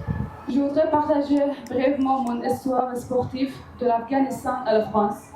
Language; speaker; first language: French; non-native, learner; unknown